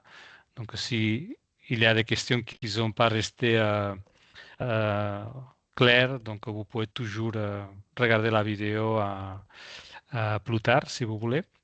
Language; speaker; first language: French; non-native, fluent; Spanish